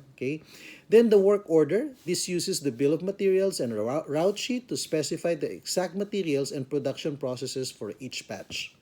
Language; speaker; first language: English; non-native, local second language; Filipino